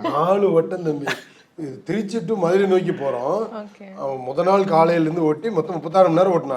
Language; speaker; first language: Tamil; native; Tamil